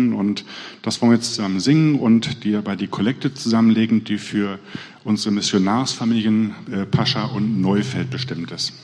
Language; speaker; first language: German; native; German